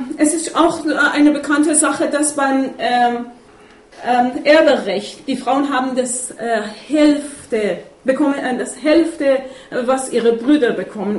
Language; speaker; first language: German; non-native, fluent; Persian